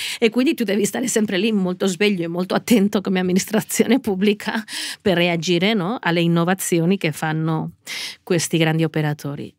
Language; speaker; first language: Italian; non-native, fluent; Catalan